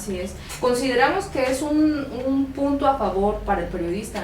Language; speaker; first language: Spanish; native; Spanish